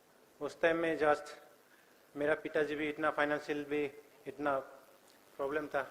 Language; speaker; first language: Hindi; non-native, local second language; Bodo